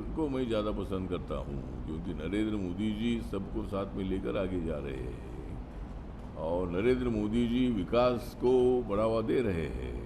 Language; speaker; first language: Hindi; non-native, local second language; Marathi